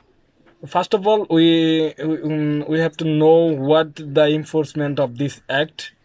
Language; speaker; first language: English; non-native, learner; Bangla